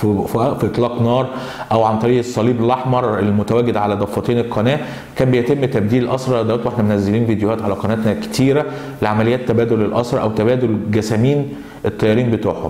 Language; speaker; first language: Arabic; native; Arabic